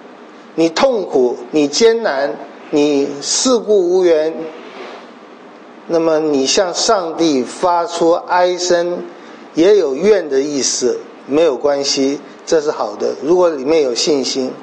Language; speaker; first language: Chinese; native; Chinese